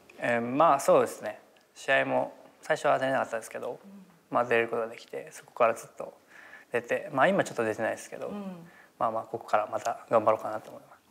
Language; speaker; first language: Japanese; native; Japanese